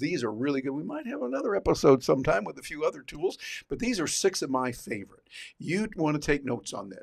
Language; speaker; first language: English; native; English